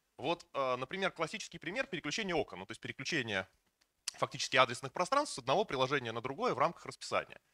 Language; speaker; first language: Russian; native; Russian